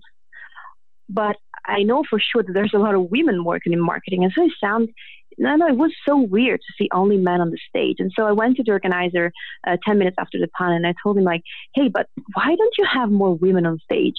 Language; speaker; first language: English; non-native, fluent; Italian